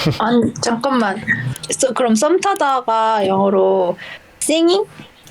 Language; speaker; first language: Korean; native; Korean